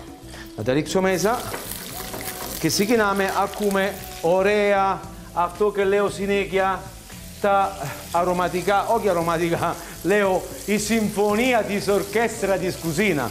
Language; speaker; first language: Greek; non-native, learner; Italian